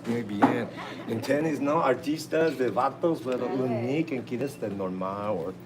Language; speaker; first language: Spanish; non-native, learner; English